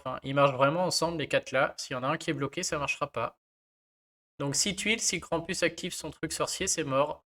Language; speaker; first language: French; native; French